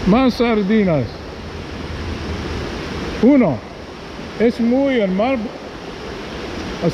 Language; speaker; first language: Spanish; non-native, learner; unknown